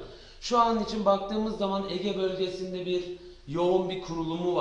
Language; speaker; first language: Turkish; native; Turkish